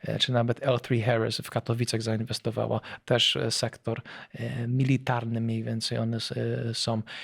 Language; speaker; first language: Polish; early bilingual, heritage; Polish